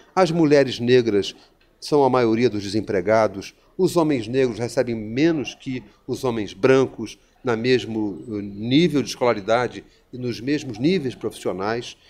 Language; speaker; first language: Portuguese; native; Portuguese